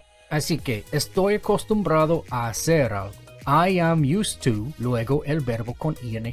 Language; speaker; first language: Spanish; non-native, fluent; English